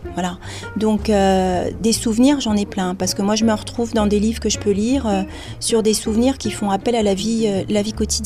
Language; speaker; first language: French; native; French